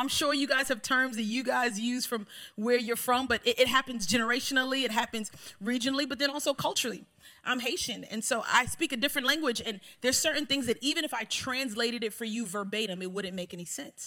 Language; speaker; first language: English; native; English